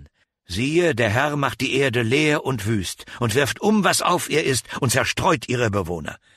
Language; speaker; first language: German; native; German